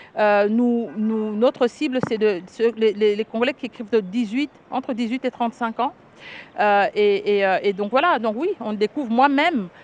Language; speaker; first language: French; non-native, local second language; Lingala